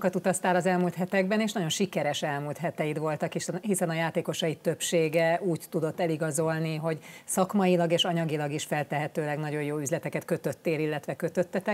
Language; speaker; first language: Hungarian; native; Hungarian